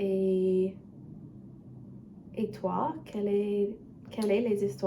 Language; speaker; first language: French; non-native, learner; English